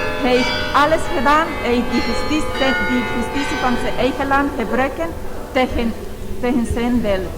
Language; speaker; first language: Dutch; non-native, learner; Spanish